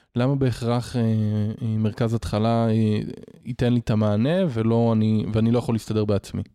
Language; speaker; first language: Hebrew; native; Hebrew